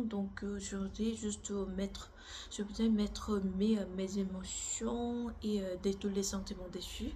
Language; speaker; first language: French; non-native, learner; Korean